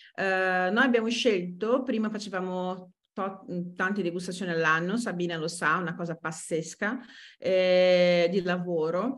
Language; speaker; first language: Italian; non-native, fluent; Portuguese